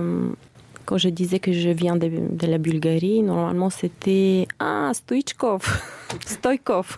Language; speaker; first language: French; non-native, fluent; Bulgarian